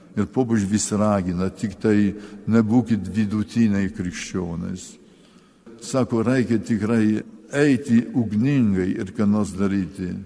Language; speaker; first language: Lithuanian; early bilingual, heritage; Lithuanian